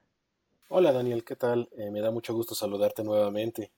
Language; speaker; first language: Spanish; native; Spanish